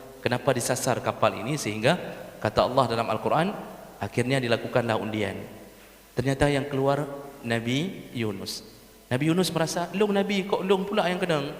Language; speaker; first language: Malay; non-native, local second language; Achinese